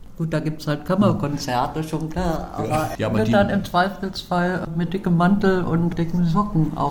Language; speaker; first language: German; native; German